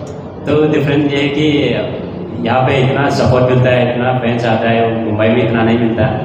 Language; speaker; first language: Hindi; non-native, local second language; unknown